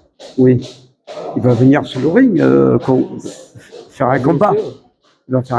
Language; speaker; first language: French; native; French